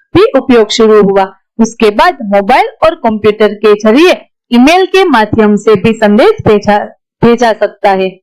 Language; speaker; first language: Hindi; non-native, local second language; Gujarati